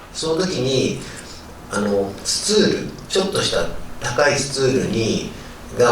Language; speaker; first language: Japanese; native; Japanese